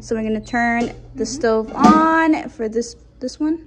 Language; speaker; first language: English; early bilingual, other home language; Spanish